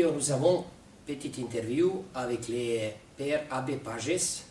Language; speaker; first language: French; non-native, fluent; Serbian